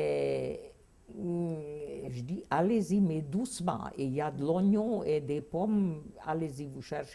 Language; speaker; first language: French; non-native, fluent; Hungarian